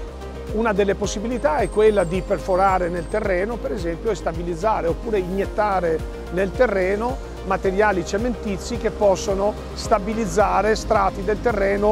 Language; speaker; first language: Italian; native; Italian